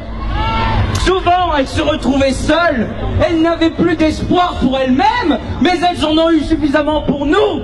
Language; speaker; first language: French; native; French